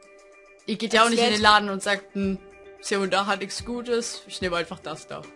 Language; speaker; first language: German; native; German